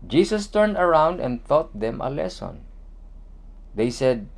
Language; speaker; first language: English; non-native, local second language; Filipino